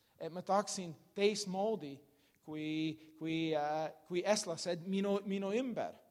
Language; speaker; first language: Estonian; non-native, learner; English